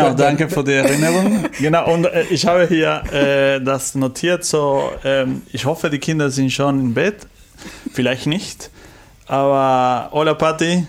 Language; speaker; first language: German; non-native, learner; Spanish